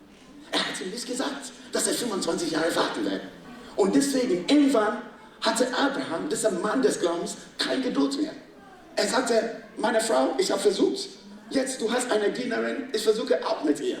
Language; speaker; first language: German; non-native, fluent; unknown